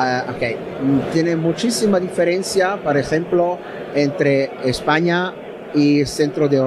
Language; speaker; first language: Spanish; non-native, learner; Italian